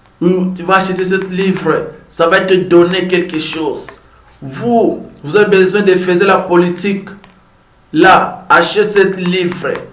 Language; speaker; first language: French; non-native, fluent; Lingala